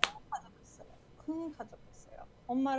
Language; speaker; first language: Korean; non-native, learner; English